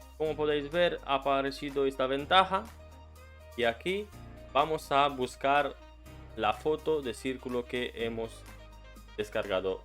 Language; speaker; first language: Spanish; non-native, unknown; Romanian